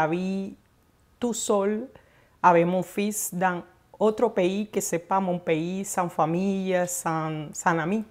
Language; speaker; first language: French; non-native, fluent; Spanish